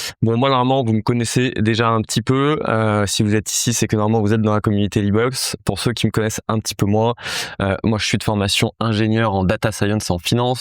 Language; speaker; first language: French; native; French